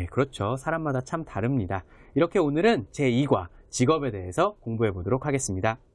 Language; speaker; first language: Korean; native; Korean